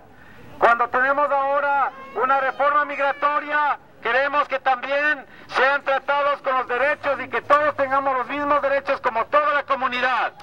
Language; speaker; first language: Spanish; non-native, fluent; English